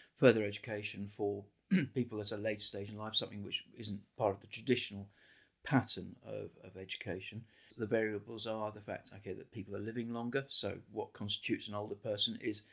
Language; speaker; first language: English; native; English